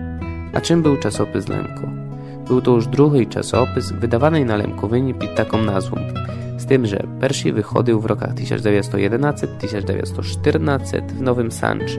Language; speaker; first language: Polish; non-native, local second language; Rusyn